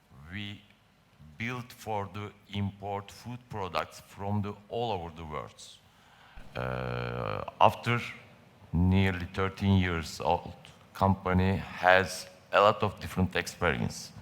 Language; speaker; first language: English; non-native, learner; Turkish